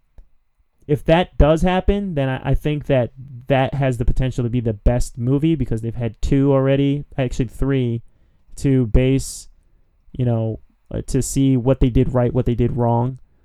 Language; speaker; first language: English; native; English